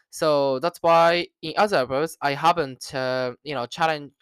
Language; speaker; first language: English; non-native, learner; Japanese